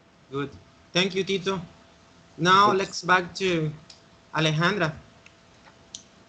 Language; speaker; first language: English; non-native, fluent; Spanish